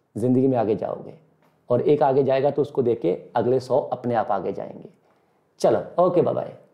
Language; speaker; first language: Hindi; native; Hindi